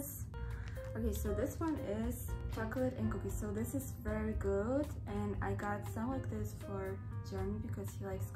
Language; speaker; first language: English; non-native, learner; Russian